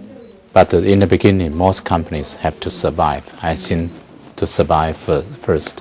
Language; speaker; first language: English; non-native, fluent; Chinese